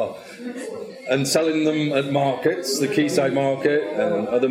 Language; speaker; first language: English; native; English